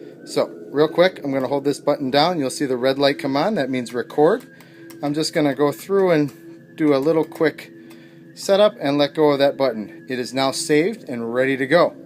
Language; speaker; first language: English; native; English